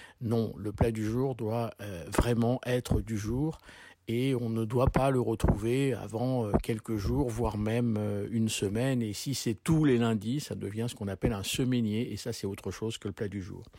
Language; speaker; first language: French; native; French